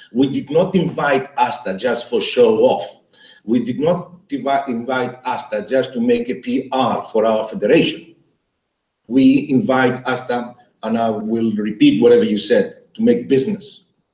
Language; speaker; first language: English; non-native, fluent; Greek